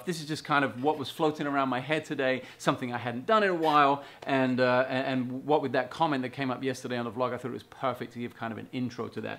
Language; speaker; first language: English; native; English